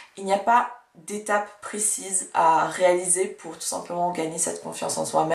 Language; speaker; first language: French; early bilingual, other home language; Russian